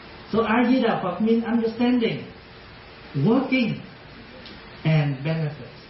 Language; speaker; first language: English; early bilingual, other home language; Vietnamese